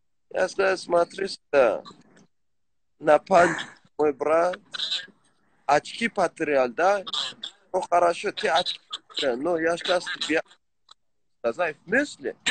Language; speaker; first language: Russian; non-native, learner; Persian